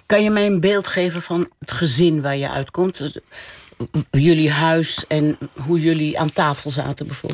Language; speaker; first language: Dutch; native; Dutch